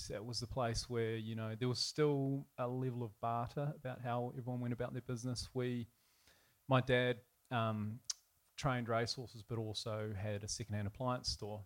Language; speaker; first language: English; native; English